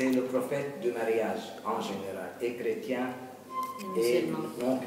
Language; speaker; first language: French; non-native, local second language; Arabic